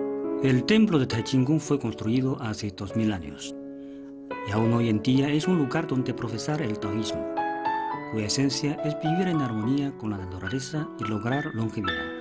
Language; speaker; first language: Spanish; non-native, fluent; Chinese